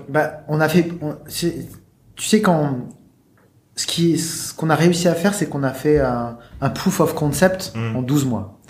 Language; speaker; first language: French; native; French